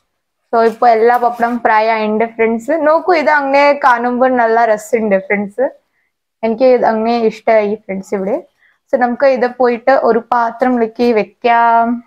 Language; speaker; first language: Malayalam; non-native, local second language; Hindi